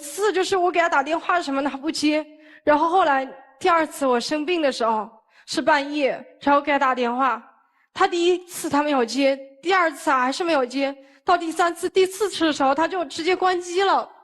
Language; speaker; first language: Chinese; native; Chinese